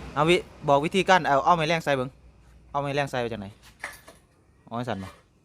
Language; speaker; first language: Thai; native; Thai